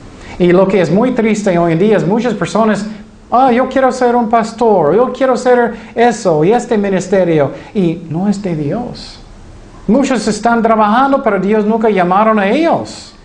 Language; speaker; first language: Spanish; non-native, fluent; English